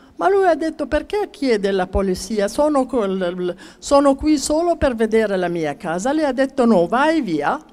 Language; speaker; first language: Italian; non-native, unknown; Arabic